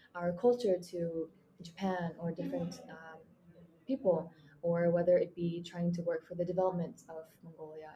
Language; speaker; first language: English; non-native, fluent; Mongolian